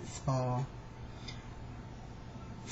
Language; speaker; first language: Danish; non-native, learner; English